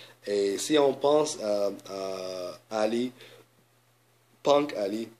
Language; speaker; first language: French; non-native, learner; English